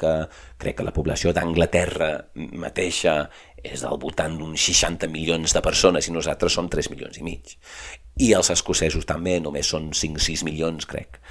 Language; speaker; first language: Catalan; non-native, fluent; English